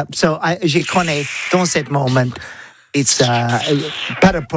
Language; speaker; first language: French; non-native, learner; English